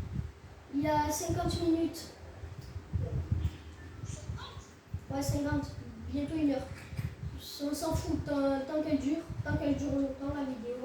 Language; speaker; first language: French; native; French